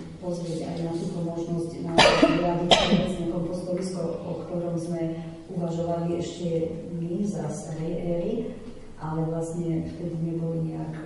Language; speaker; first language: Slovak; native; Slovak